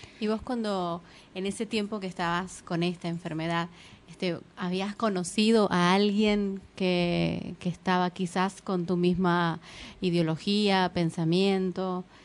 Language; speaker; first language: Spanish; native; Spanish